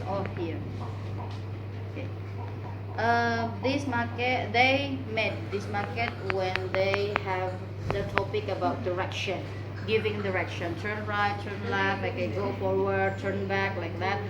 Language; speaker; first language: English; non-native, fluent; Indonesian